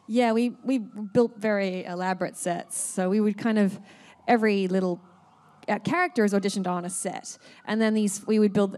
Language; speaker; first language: English; native; English